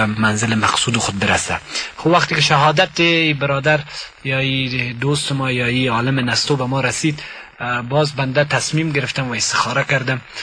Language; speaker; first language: Persian; native; Persian